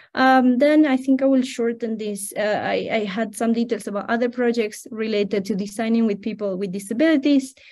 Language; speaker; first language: English; non-native, fluent; Spanish